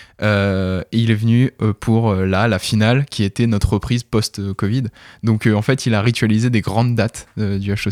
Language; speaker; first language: French; native; French